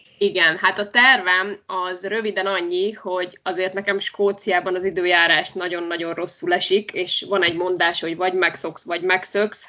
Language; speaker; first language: Hungarian; native; Hungarian